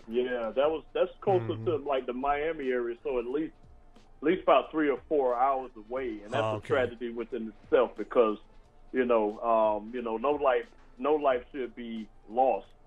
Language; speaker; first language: English; native; English